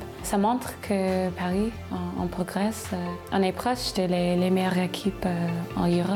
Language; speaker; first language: French; non-native, learner; English